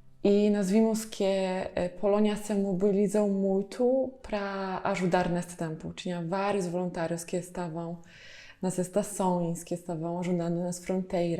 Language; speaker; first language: Portuguese; non-native, fluent; Polish